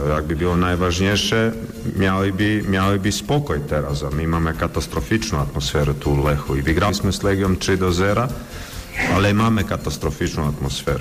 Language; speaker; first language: Polish; non-native, fluent; Croatian